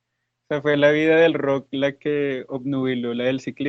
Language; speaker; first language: Spanish; native; Spanish